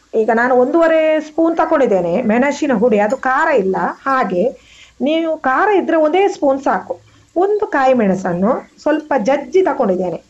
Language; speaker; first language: Kannada; non-native, local second language; Tulu